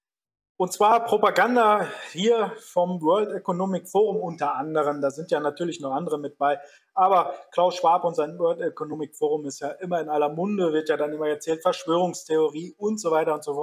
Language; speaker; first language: German; native; German